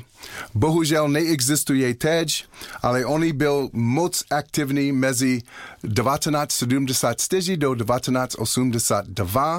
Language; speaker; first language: Czech; non-native, learner; English